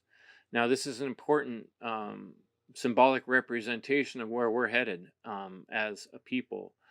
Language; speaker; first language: English; native; English